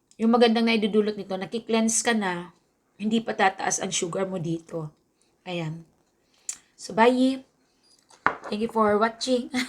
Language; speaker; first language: Filipino; native; Filipino